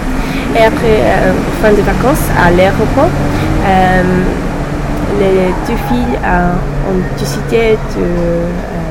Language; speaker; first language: French; non-native, learner; English